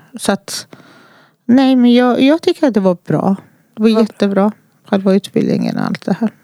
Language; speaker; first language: Swedish; non-native, fluent; Persian